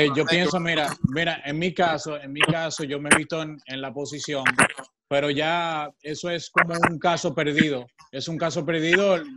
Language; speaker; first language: Spanish; native; Spanish